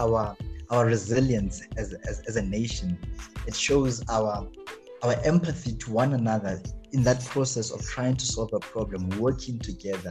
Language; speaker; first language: English; non-native, local second language; Zulu